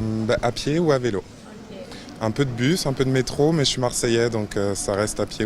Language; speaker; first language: French; native; French